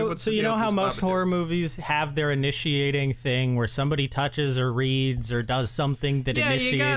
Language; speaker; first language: English; native; English